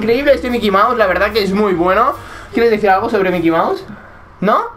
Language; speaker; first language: Spanish; native; Spanish